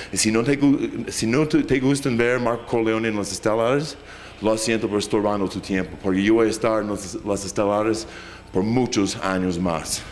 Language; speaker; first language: Spanish; non-native, fluent; English